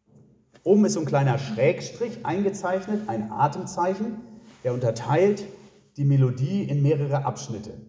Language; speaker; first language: German; native; German